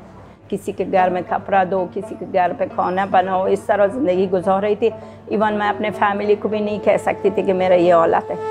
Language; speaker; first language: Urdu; non-native, fluent; Persian